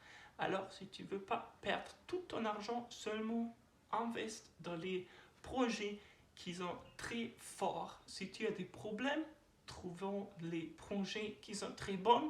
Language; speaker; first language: French; non-native, learner; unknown